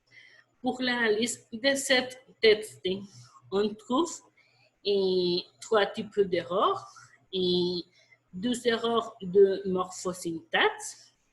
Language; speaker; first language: French; non-native, fluent; Spanish